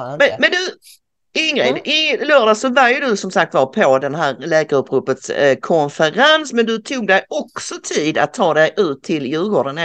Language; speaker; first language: Swedish; native; Swedish